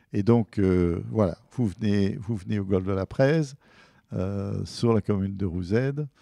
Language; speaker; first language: French; native; French